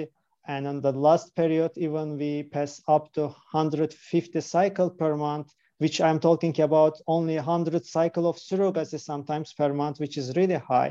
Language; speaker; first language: English; non-native, fluent; Turkish